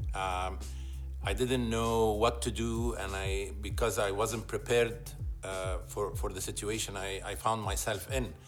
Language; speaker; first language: English; non-native, fluent; Arabic